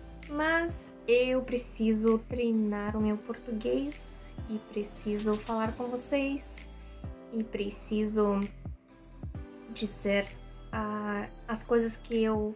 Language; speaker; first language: Portuguese; non-native, learner; Russian